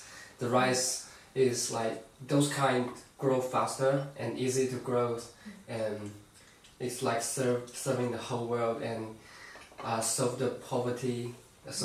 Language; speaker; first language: English; non-native, fluent; Chinese